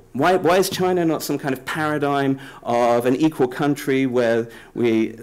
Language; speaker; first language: English; native; English